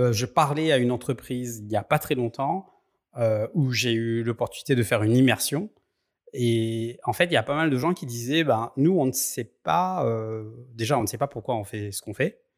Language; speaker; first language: French; native; French